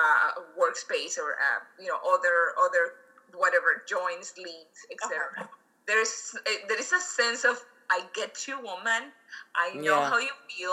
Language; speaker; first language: English; non-native, fluent; Spanish